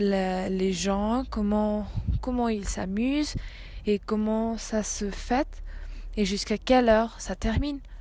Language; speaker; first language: French; non-native, fluent; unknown